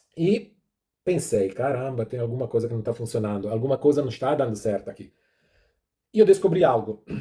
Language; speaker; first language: Portuguese; non-native, fluent; Italian